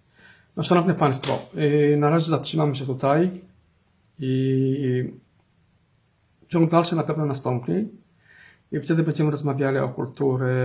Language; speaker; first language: Polish; non-native, fluent; Somali